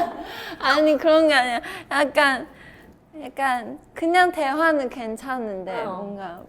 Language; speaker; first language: Korean; non-native, fluent; Chinese